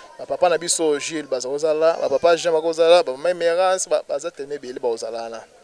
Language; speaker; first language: Lingala; native; Lingala